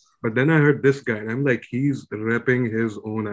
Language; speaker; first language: English; non-native, local second language; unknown